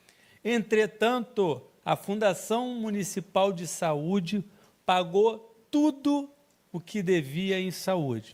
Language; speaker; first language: Portuguese; native; Portuguese